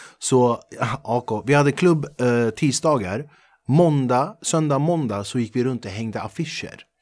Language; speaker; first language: Swedish; early bilingual, other home language; Kurdish